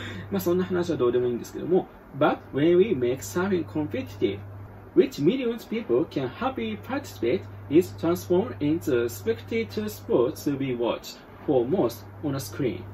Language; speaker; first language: English; non-native, fluent; Japanese